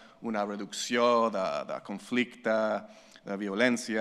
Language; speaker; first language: Catalan; non-native, fluent; English